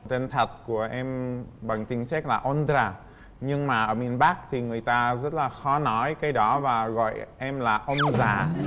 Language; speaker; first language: Vietnamese; non-native, fluent; Czech